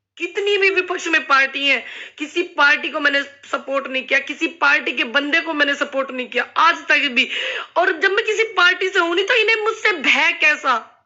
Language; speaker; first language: Hindi; native; Hindi